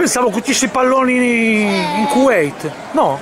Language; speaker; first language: Italian; native; Italian